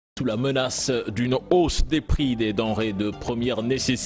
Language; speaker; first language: French; non-native, local second language; Wolof